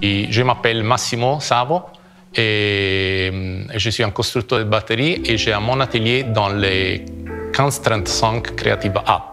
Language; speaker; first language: French; non-native, fluent; Italian